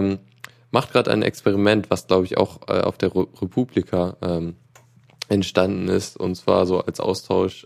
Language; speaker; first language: German; native; German